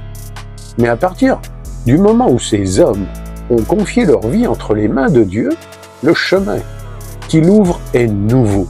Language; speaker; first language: French; native; French